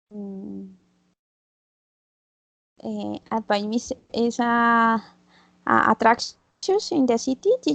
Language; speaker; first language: English; non-native, learner; Spanish